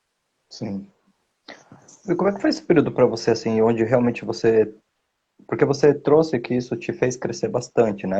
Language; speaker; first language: Portuguese; native; Portuguese